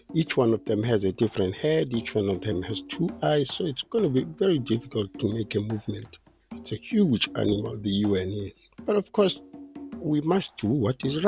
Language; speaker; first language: English; non-native, local second language; Tswana